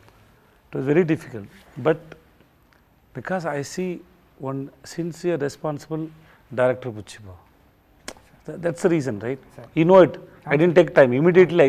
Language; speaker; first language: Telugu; non-native, local second language; Tamil